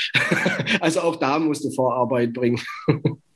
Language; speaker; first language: German; native; German